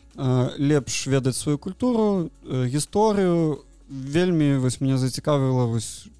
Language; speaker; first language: Belarusian; non-native, local second language; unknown